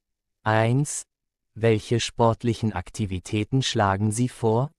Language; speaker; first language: German; non-native, fluent; Arabic